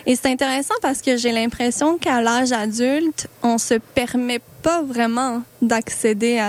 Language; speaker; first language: French; native; French